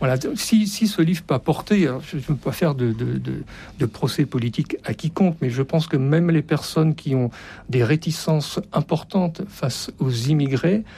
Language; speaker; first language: French; native; French